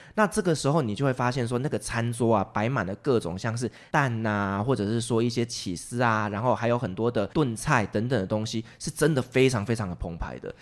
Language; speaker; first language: Chinese; native; Chinese